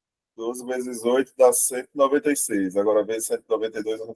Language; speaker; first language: Portuguese; native; Portuguese